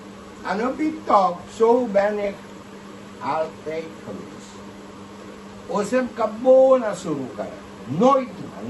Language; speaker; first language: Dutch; non-native, local second language; Caribbean Hindustani